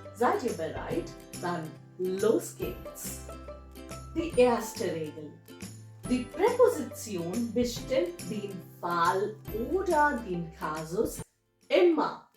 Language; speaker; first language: German; non-native, fluent; English